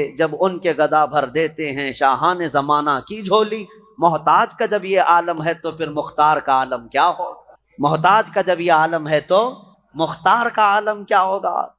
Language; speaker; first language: Urdu; native; Urdu